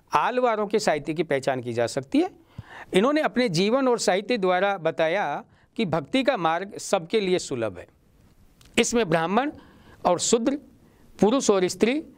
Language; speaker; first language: Hindi; native; Hindi